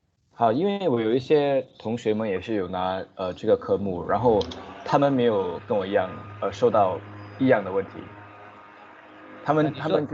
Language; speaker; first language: Chinese; early bilingual, heritage; Chinese